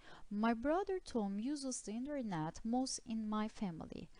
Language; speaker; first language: English; non-native, fluent; Turkish